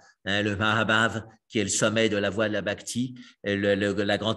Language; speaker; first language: French; native; French